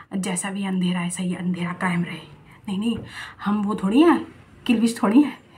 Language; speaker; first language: Hindi; non-native, local second language; Bangla